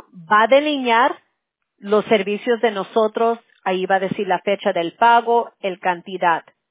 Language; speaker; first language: Spanish; early bilingual, other home language; English